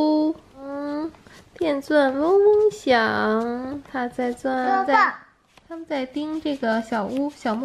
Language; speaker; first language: Chinese; native; Chinese